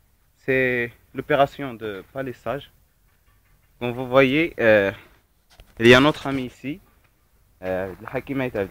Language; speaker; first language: French; non-native, local second language; Arabic